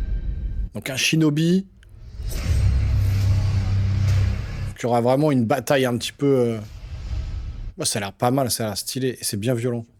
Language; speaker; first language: French; native; French